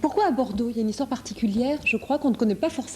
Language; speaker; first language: French; native; French